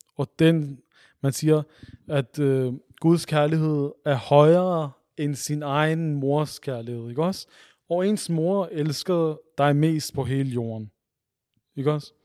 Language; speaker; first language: Danish; early bilingual, other home language; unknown